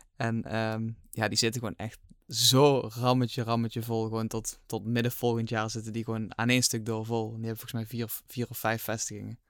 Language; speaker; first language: Dutch; native; Dutch